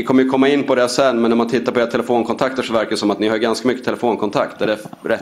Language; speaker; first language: Swedish; native; Swedish